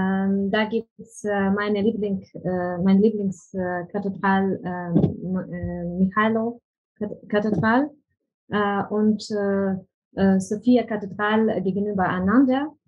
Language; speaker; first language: German; non-native, fluent; Ukrainian